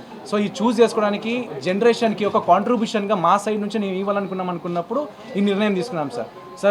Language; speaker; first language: Telugu; native; Telugu